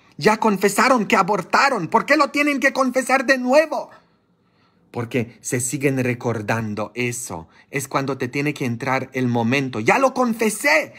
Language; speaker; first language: Spanish; non-native, fluent; Polish